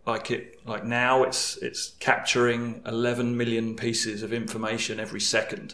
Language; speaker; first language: English; native; English